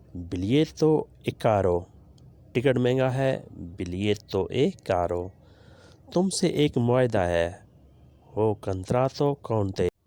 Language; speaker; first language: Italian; non-native, learner; Urdu